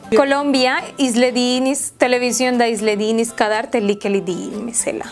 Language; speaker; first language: Turkish; non-native, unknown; Spanish